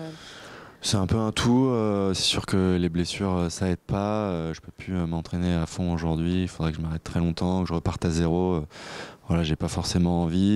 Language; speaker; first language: French; native; French